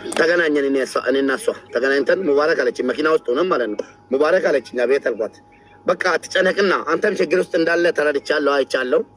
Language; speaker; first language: Amharic; non-native, local second language; Oromo